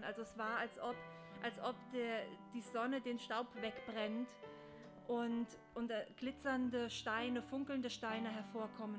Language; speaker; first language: German; native; German